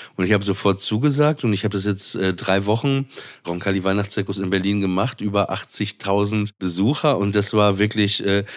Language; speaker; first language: German; native; German